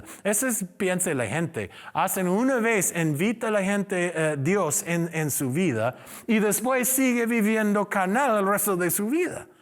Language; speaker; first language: Spanish; non-native, learner; English